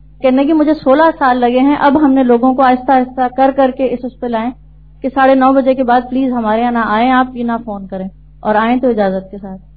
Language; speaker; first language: Urdu; native; Urdu